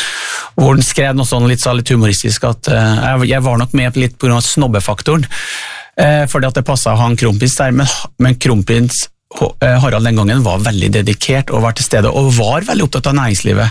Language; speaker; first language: Norwegian; native; Norwegian